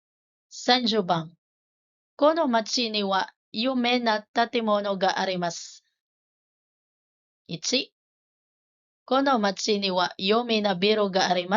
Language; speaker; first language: Japanese; non-native, fluent; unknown